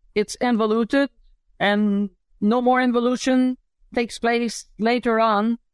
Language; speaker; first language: English; native; English